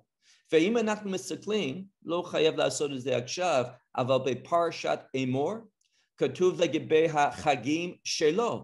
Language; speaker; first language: Hebrew; non-native, fluent; English